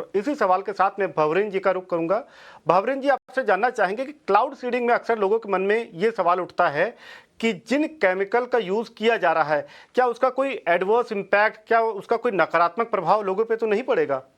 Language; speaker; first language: Hindi; native; Hindi